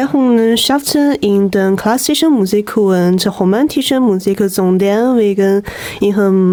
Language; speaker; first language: German; non-native, learner; Chinese